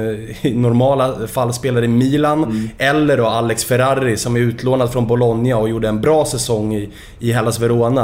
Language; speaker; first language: Swedish; native; Swedish